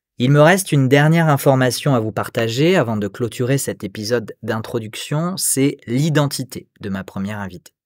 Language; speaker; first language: French; native; French